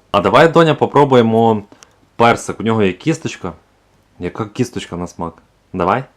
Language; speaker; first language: Ukrainian; native; Ukrainian